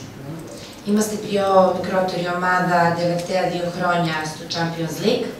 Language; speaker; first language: Greek; non-native, fluent; Serbian